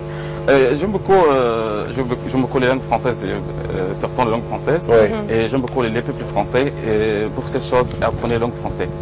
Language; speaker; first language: French; non-native, learner; Arabic